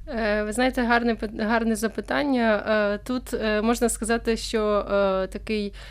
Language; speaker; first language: Ukrainian; native; Ukrainian